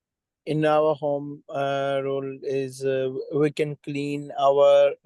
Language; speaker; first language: English; non-native, learner; Urdu